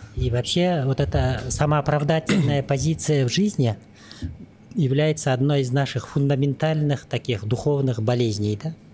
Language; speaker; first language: Russian; native; Russian